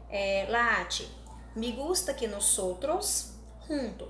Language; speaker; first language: Spanish; non-native, learner; Portuguese